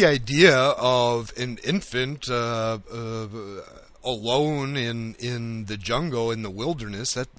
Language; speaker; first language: English; native; English